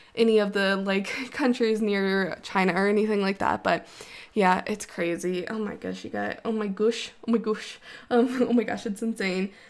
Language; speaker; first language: English; native; English